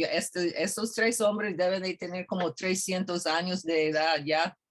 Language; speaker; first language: Spanish; non-native, fluent; English